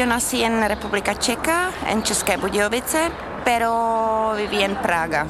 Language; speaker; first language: Spanish; non-native, learner; Czech